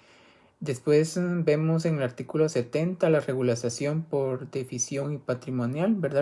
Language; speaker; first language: Spanish; native; Spanish